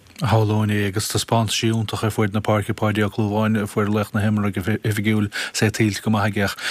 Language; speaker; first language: Irish; native; Irish